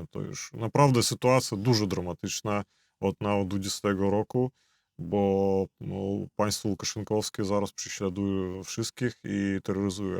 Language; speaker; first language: Polish; non-native, fluent; Belarusian